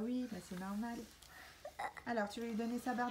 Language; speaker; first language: French; native; French